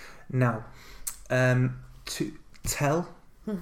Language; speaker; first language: English; native; English